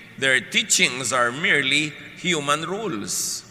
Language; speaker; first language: English; non-native, local second language; Filipino